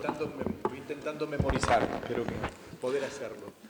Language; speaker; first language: Spanish; native; Spanish